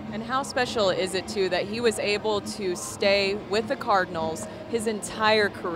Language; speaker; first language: English; native; English